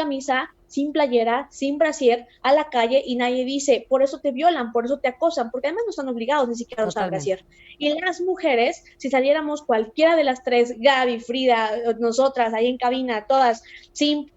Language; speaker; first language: Spanish; native; Spanish